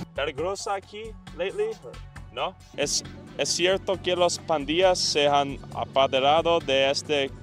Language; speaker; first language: Spanish; non-native, learner; English